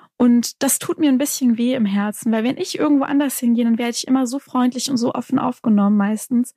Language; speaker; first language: German; native; German